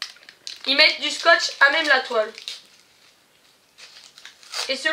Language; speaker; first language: French; native; French